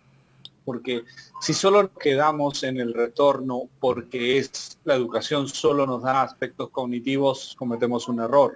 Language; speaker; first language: Spanish; native; Spanish